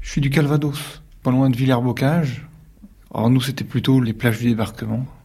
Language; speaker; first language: French; native; French